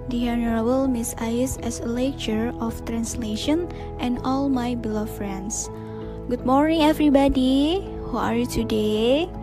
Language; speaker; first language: English; non-native, learner; Indonesian